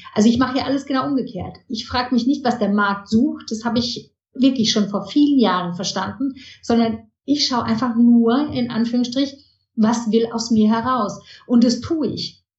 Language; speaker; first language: German; early bilingual, heritage; German